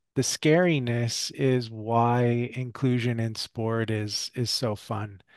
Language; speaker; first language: English; early bilingual, other home language; French